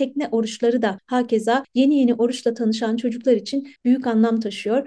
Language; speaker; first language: Turkish; native; Turkish